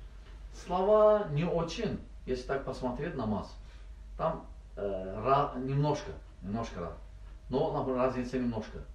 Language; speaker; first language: Russian; non-native, learner; Azerbaijani